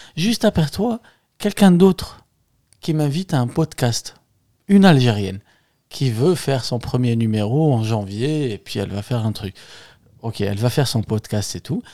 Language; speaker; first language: French; non-native, local second language; Arabic